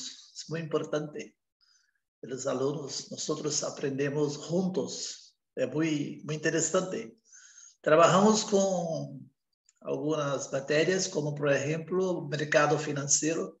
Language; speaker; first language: Spanish; non-native, learner; Portuguese